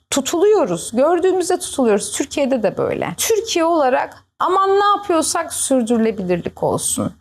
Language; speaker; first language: Turkish; native; Turkish